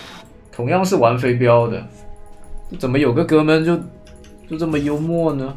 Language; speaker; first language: Chinese; native; Chinese